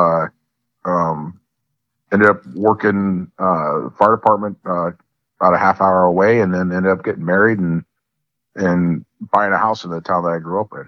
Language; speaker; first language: English; native; English